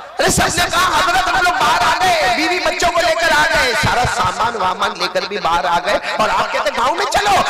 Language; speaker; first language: Urdu; native; Urdu